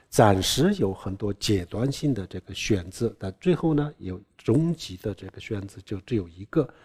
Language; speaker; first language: Chinese; non-native, local second language; Tibetan